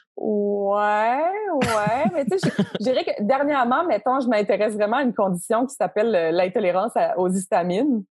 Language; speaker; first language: French; native; French